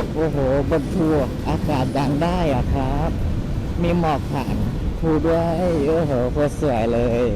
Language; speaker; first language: Thai; non-native, local second language; Northeastern Thai